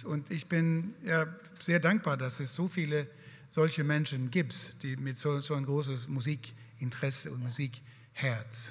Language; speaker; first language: German; non-native, fluent; Swedish